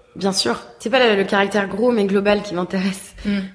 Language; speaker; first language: French; native; French